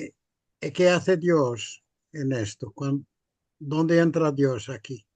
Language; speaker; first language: Spanish; non-native, fluent; Portuguese